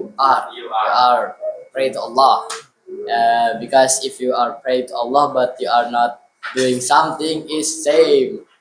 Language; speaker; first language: English; non-native, learner; Indonesian